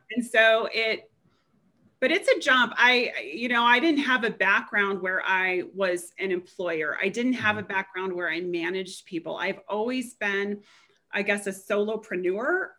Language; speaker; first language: English; native; English